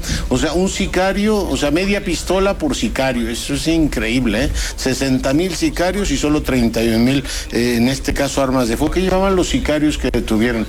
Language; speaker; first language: Spanish; native; Spanish